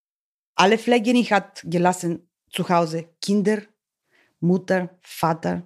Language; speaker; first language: German; non-native, learner; Bulgarian